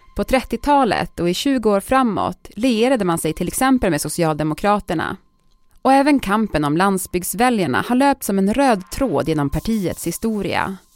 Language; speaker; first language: Swedish; native; Swedish